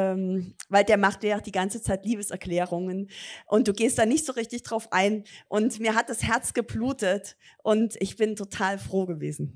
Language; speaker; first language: German; native; German